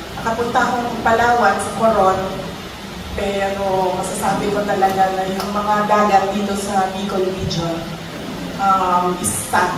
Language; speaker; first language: Filipino; non-native, local second language; Cebuano